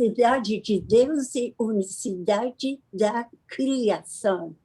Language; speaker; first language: Portuguese; non-native, learner; Persian